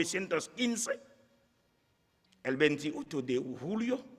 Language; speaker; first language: Spanish; non-native, fluent; Haitian Creole